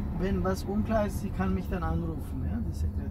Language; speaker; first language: German; non-native, fluent; Turkish